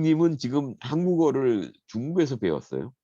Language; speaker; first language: Korean; native; Korean